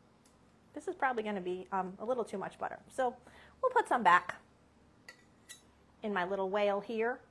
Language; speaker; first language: English; native; English